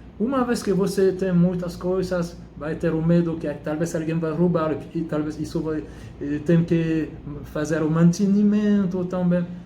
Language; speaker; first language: Portuguese; non-native, fluent; French